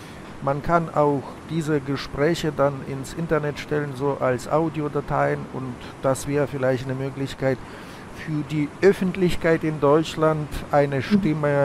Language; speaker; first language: German; non-native, fluent; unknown